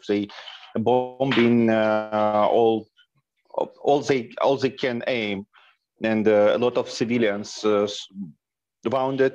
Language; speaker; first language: English; non-native, fluent; Ukrainian